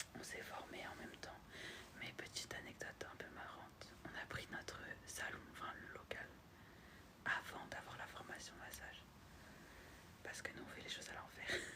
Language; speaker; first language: French; early bilingual, other home language; Arabic